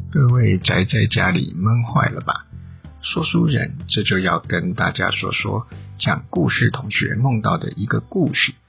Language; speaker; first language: Chinese; native; Chinese